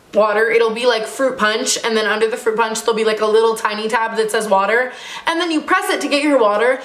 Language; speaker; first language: English; native; English